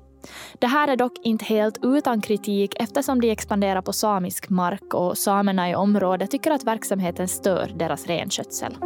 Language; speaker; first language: Swedish; native; Swedish